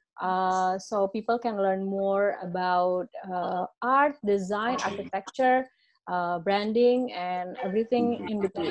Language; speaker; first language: English; non-native, fluent; Indonesian